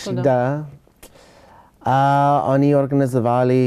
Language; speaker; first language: Russian; non-native, learner; English